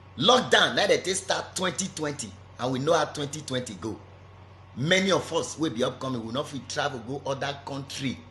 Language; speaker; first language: Nigerian Pidgin; native; Nigerian Pidgin